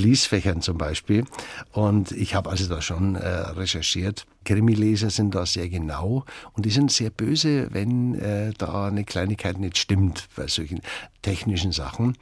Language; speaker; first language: German; native; German